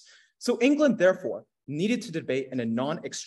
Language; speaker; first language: English; native; English